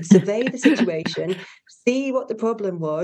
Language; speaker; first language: English; native; English